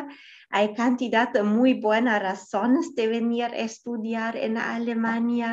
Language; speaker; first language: Spanish; non-native, fluent; German